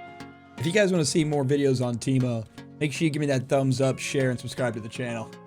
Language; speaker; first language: English; native; English